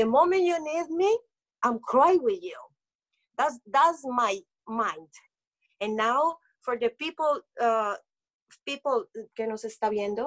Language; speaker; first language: English; non-native, local second language; Spanish